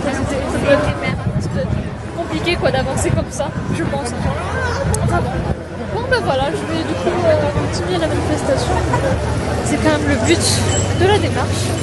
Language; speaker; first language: French; native; French